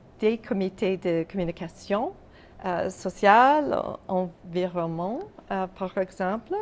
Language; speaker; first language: French; non-native, local second language; English